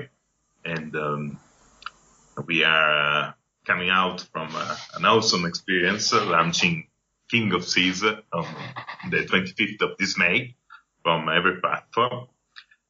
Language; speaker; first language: English; non-native, fluent; Italian